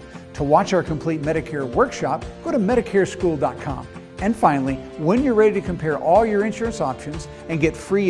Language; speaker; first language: English; native; English